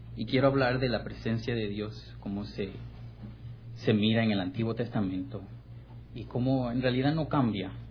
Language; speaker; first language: Spanish; non-native, fluent; English